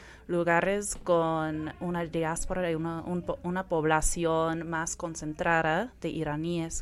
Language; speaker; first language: Spanish; non-native, fluent; English